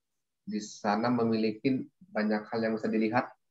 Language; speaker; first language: Indonesian; native; Indonesian